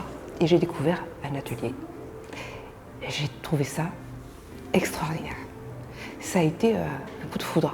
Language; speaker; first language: French; native; French